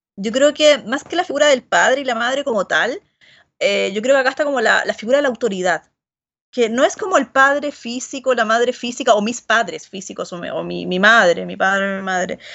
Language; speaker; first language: Spanish; native; Spanish